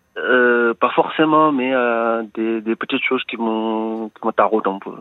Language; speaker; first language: French; non-native, local second language; Wolof